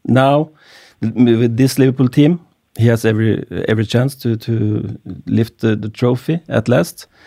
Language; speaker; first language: English; non-native, fluent; Norwegian